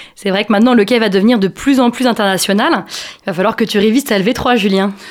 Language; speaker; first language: French; native; French